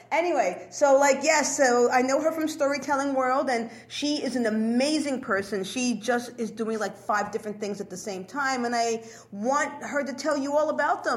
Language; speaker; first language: English; native; English